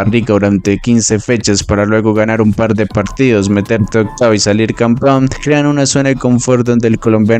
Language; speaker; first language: Spanish; native; Spanish